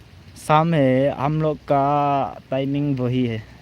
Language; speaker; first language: Hindi; non-native, local second language; Thado Chin